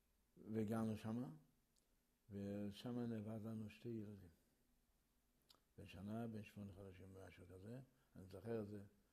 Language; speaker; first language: Hebrew; early bilingual, other home language; Yiddish